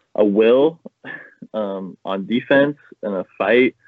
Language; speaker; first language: English; native; English